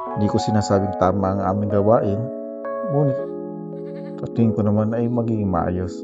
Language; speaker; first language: Filipino; native; Filipino